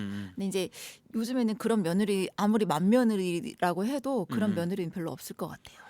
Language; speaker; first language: Korean; native; Korean